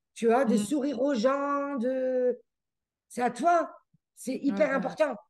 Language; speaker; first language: French; native; French